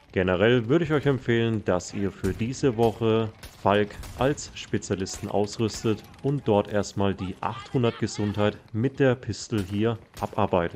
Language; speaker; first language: German; native; German